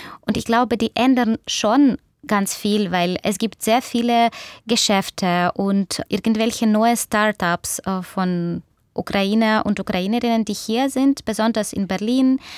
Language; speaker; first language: German; non-native, fluent; Russian